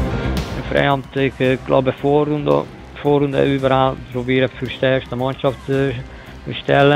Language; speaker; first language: German; non-native, learner; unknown